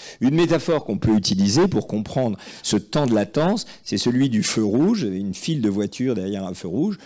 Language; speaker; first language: French; native; French